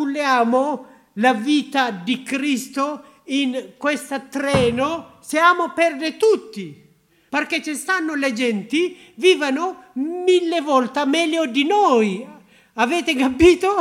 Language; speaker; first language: Italian; non-native, learner; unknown